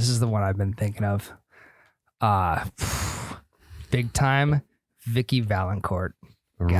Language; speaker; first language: English; native; English